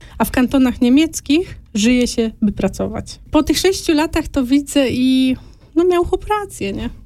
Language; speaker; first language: Polish; native; Polish